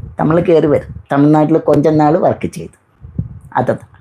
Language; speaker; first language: Malayalam; non-native, learner; Bangla